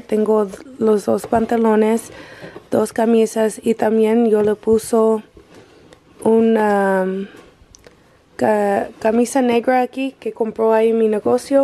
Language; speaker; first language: Spanish; non-native, learner; English